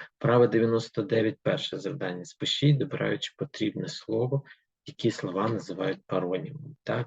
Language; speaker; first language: Ukrainian; native; Ukrainian